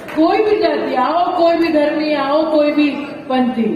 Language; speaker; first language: Hindi; non-native, local second language; Marathi